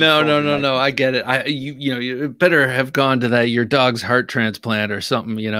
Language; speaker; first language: English; native; English